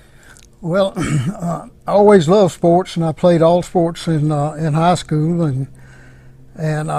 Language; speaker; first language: English; native; English